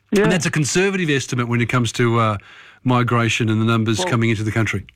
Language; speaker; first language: English; native; English